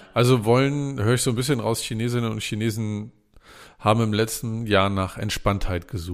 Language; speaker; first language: German; native; German